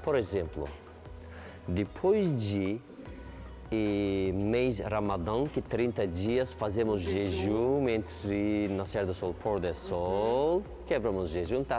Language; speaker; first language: Portuguese; non-native, learner; Turkish